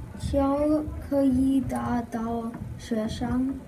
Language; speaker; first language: Chinese; non-native, learner; English